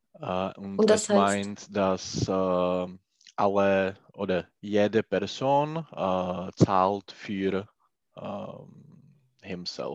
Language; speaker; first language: German; non-native, learner; Czech